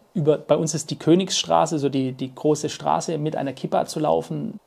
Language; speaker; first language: German; native; German